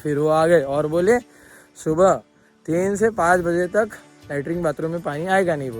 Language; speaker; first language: Hindi; non-native, local second language; Marathi